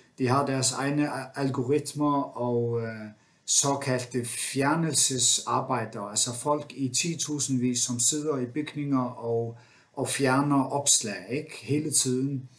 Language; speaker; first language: Danish; non-native, local second language; Faroese